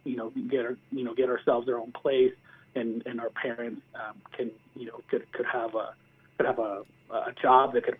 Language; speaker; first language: English; early bilingual, other home language; Spanish